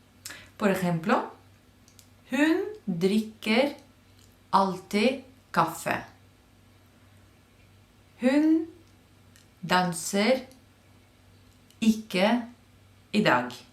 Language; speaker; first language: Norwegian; non-native, fluent; Spanish